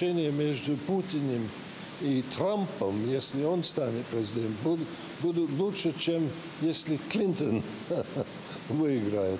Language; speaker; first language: Russian; non-native, fluent; English